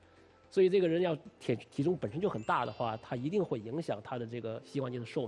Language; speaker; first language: Chinese; native; Chinese